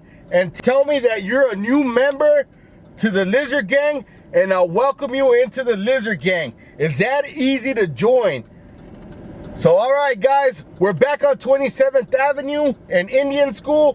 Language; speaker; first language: English; native; English